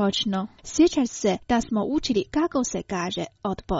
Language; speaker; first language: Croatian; non-native, fluent; Chinese